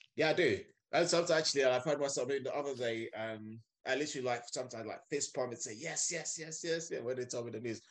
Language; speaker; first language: English; non-native, local second language; Yoruba